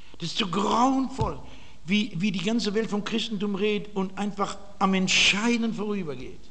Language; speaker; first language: German; native; German